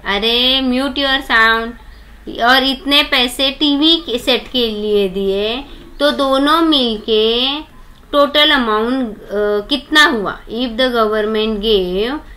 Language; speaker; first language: Hindi; non-native, local second language; Marathi